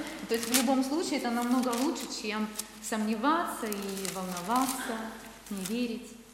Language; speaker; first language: Russian; native; Russian